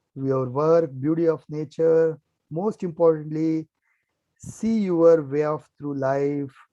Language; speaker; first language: English; non-native, local second language; Kannada